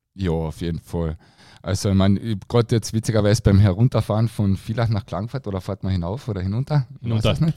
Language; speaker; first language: German; native; German